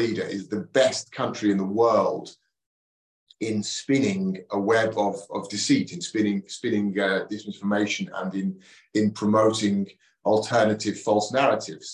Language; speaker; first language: English; native; English